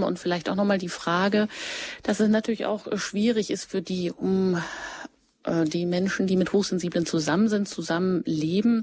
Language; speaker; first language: German; native; German